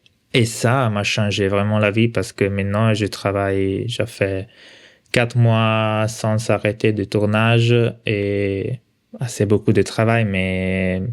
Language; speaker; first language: French; non-native, local second language; Italian